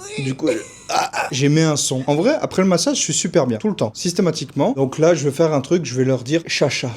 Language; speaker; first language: French; native; French